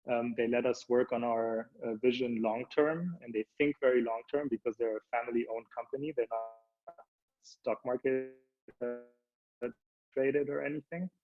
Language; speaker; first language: English; early bilingual, other home language; German